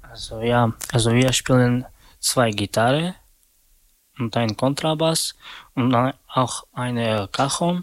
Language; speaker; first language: German; non-native, learner; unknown